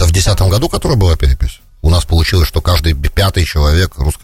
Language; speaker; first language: Russian; native; Russian